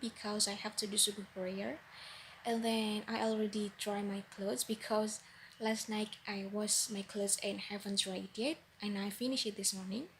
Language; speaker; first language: English; non-native, learner; Indonesian